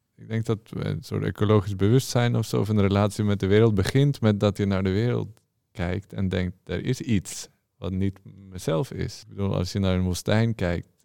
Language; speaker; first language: Dutch; non-native, fluent; Norwegian